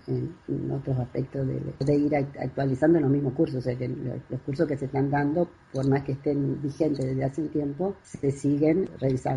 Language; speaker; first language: Spanish; native; Spanish